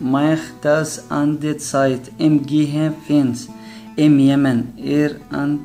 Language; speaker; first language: German; non-native, learner; Arabic